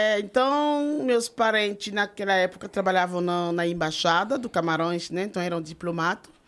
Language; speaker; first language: Portuguese; non-native, fluent; French